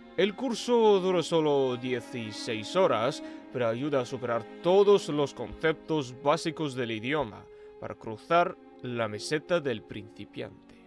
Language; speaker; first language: Spanish; non-native, fluent; Russian